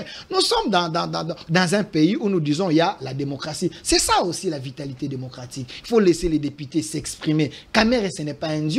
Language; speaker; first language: French; non-native, local second language; Lingala